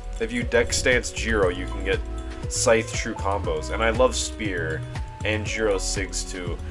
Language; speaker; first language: English; native; English